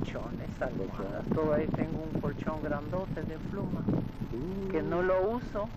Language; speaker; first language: Spanish; early bilingual, other home language; Russian